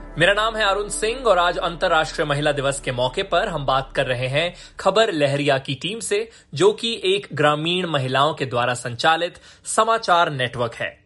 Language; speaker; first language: Hindi; native; Hindi